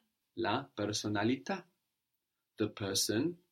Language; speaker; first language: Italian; non-native, fluent; English